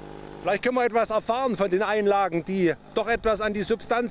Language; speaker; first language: German; native; German